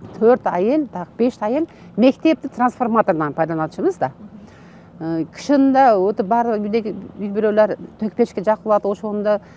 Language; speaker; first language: Kyrgyz; non-native, local second language; Uzbek